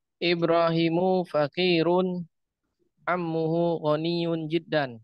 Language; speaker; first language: Arabic; non-native, learner; Indonesian